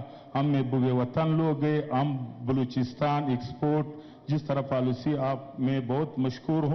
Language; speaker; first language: Hindi; non-native, local second language; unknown